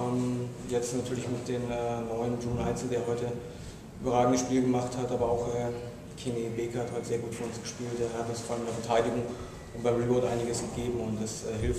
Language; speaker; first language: German; native; German